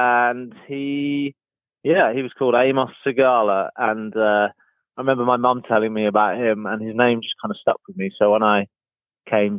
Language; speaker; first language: English; native; English